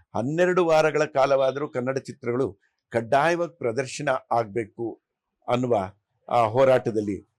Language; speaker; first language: Kannada; non-native, local second language; Telugu